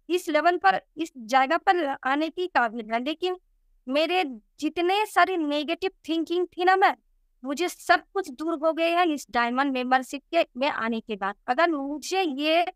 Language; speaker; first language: Hindi; non-native, local second language; Bangla